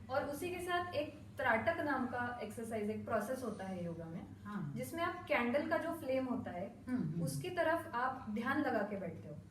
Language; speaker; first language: Hindi; non-native, local second language; Marathi